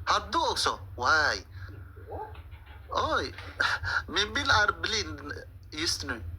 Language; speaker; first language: Swedish; non-native, fluent; Tigrinya